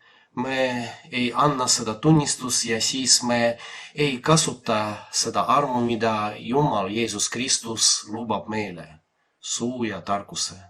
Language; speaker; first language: Estonian; non-native, fluent; Polish